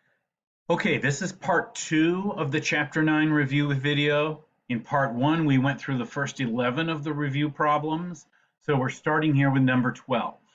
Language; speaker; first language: English; native; English